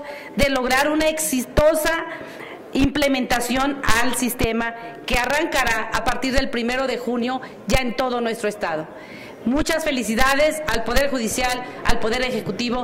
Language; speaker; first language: Spanish; native; Spanish